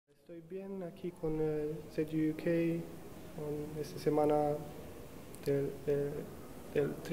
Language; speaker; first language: Spanish; non-native, learner; English